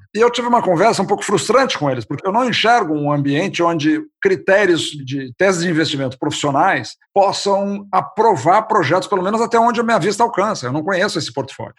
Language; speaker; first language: Portuguese; native; Portuguese